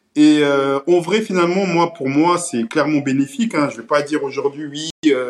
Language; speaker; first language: French; early bilingual, other home language; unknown